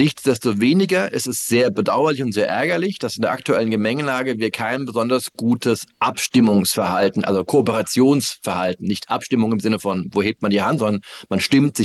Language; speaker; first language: German; native; German